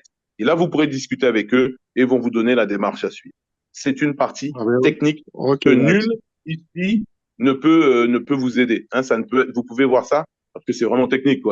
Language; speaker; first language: French; native; French